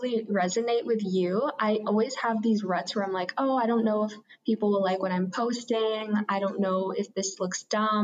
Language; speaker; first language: English; native; English